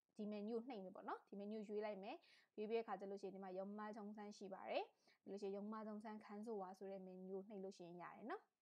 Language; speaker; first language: Burmese; native; Burmese